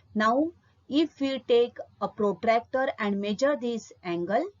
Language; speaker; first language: English; non-native, local second language; Marathi